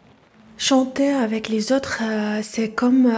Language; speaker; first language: French; non-native, learner; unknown